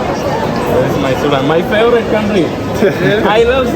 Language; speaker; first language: English; non-native, local second language; Malayalam